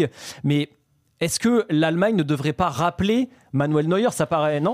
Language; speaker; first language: French; native; French